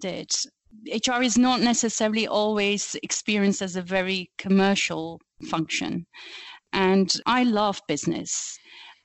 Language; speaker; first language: English; non-native, fluent; Dutch